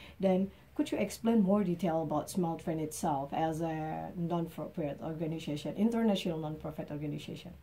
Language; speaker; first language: English; non-native, learner; Indonesian